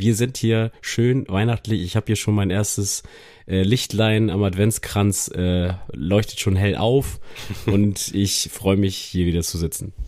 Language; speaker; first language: German; native; German